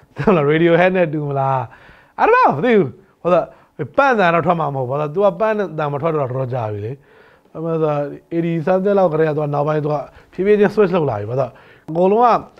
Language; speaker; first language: Burmese; native; Burmese